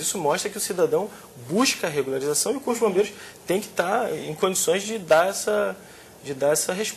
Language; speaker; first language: Portuguese; native; Portuguese